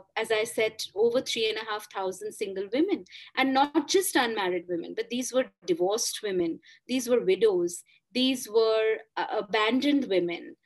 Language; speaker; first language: English; non-native, local second language; Bangla